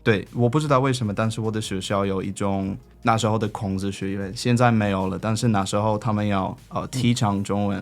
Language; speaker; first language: Chinese; non-native, fluent; English